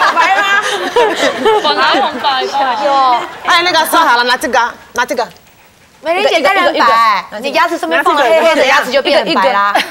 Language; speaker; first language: Chinese; native; Chinese